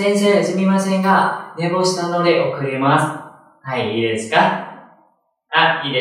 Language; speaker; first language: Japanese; non-native, fluent; Vietnamese